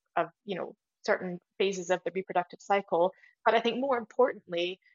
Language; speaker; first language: English; native; English